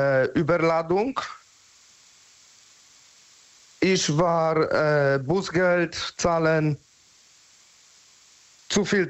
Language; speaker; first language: German; non-native, learner; Polish